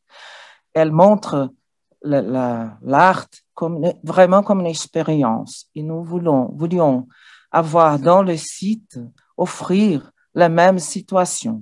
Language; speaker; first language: French; non-native, learner; Portuguese